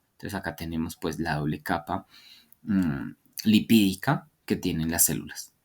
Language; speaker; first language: Spanish; native; Spanish